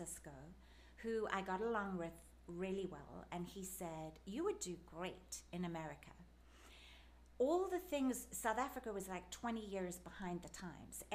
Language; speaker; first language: English; native; English